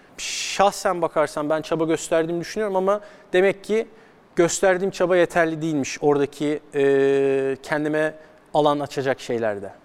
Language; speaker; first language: Turkish; native; Turkish